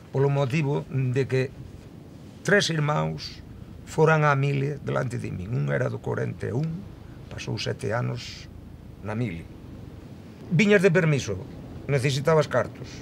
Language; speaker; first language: Galician; native; Galician